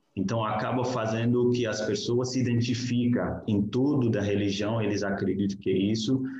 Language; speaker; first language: Portuguese; non-native, fluent; Hausa